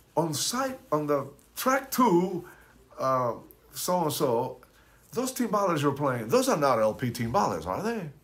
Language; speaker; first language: English; early bilingual, other home language; Spanish